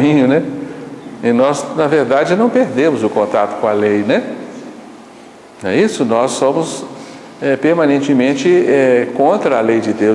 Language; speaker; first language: Portuguese; native; Portuguese